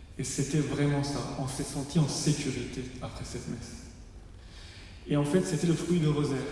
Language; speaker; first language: French; non-native, fluent; Persian